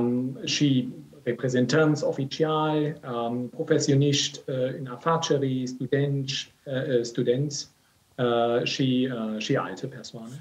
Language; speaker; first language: Romanian; non-native, learner; German